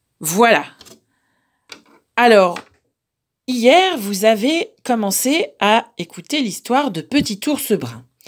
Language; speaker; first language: French; native; French